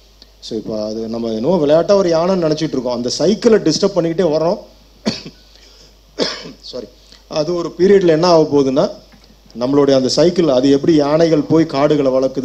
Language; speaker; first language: Tamil; native; Tamil